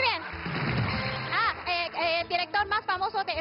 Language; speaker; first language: Spanish; non-native, learner; Chinese